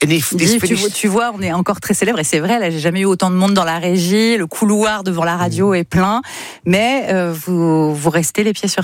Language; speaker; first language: French; native; French